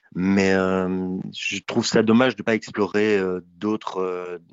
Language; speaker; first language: French; native; French